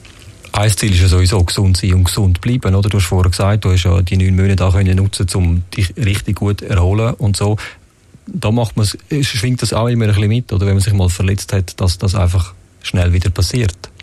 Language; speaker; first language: German; native; German